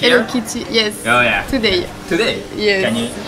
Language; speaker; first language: English; non-native, learner; French